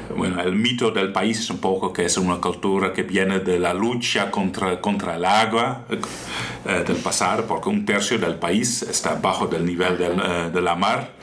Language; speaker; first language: Spanish; non-native, fluent; Dutch